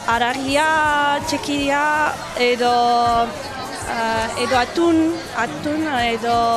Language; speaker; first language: Basque; non-native, learner; Arabic